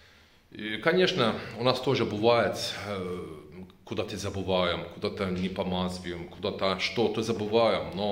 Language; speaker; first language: Russian; non-native, local second language; Turkish